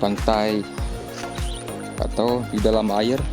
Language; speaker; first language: Indonesian; non-native, local second language; Achinese